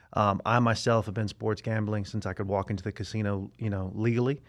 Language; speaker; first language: English; native; English